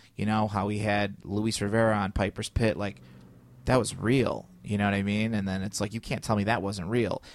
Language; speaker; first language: English; native; English